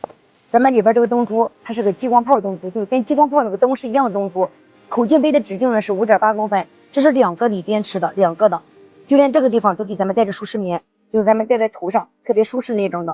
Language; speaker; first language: Chinese; native; Chinese